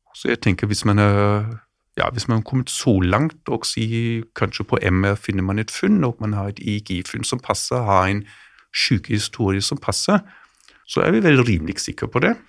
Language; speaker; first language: Norwegian; non-native, fluent; German